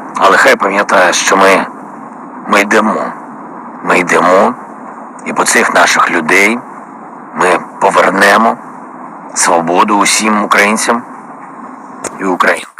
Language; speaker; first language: Ukrainian; non-native, local second language; Russian